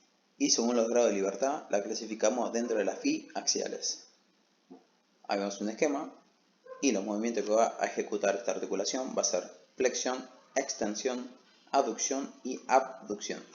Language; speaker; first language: Spanish; native; Spanish